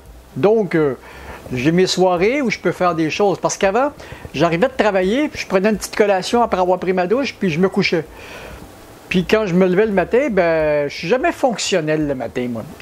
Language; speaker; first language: French; native; French